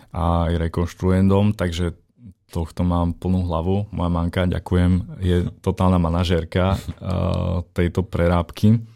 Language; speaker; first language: Slovak; native; Slovak